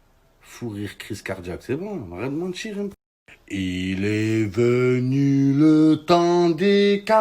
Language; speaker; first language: French; native; French